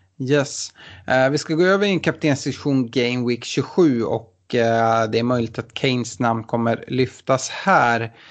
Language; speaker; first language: Swedish; native; Swedish